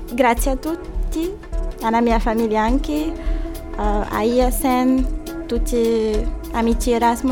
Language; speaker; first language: Italian; non-native, fluent; Arabic